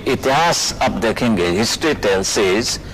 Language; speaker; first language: Hindi; non-native, local second language; Marathi